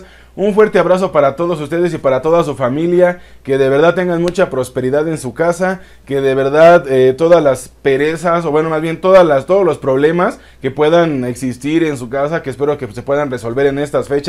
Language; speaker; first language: Spanish; native; Spanish